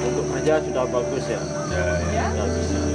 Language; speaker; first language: Indonesian; non-native, local second language; Balinese